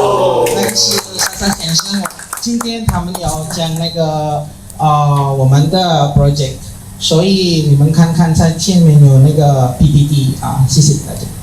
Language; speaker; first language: Chinese; non-native, learner; Indonesian